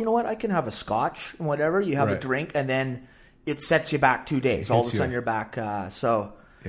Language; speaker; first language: English; native; English